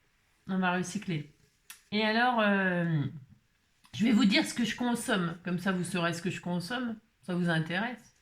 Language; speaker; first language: French; native; French